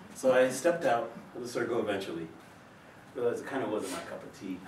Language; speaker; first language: English; native; English